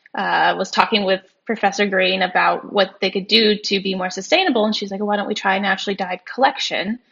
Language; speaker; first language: English; native; English